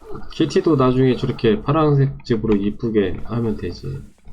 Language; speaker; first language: Korean; native; Korean